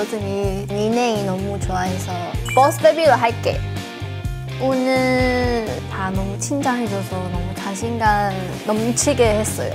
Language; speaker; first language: Korean; non-native, learner; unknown